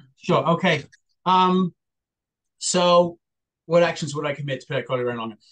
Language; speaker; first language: English; native; English